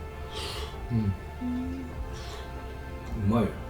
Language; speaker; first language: Japanese; native; Japanese